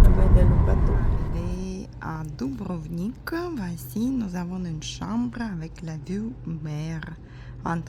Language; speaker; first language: French; non-native, fluent; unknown